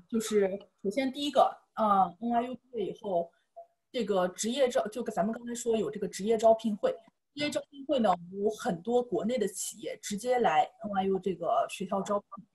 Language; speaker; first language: Chinese; native; Chinese